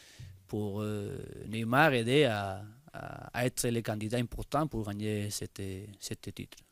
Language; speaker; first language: French; non-native, learner; Spanish